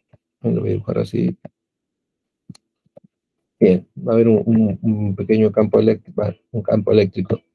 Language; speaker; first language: Spanish; native; Spanish